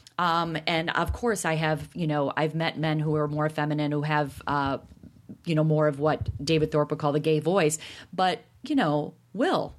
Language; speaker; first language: English; native; English